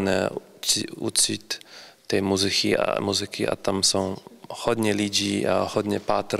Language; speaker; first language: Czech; non-native, learner; Polish